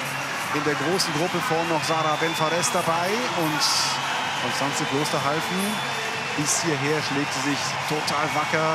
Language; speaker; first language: German; native; German